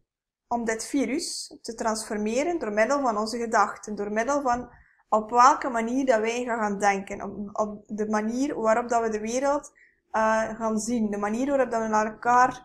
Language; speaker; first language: Dutch; native; Dutch